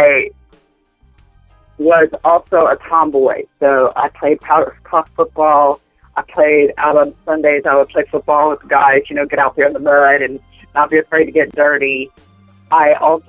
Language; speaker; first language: English; native; English